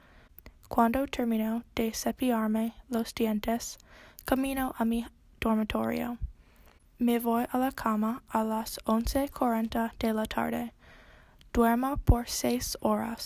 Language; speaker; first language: Spanish; non-native, learner; English